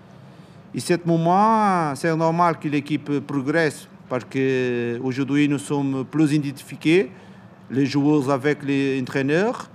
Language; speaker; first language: French; non-native, learner; Portuguese